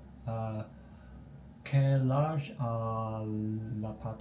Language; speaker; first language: French; non-native, learner; Chinese